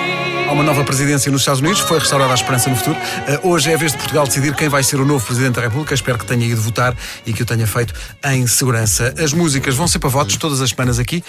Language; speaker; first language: Portuguese; native; Portuguese